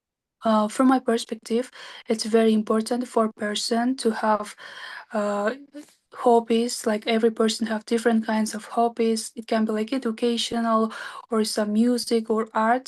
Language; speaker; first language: English; non-native, learner; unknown